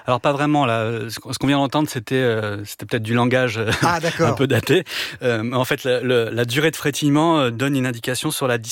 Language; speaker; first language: French; native; French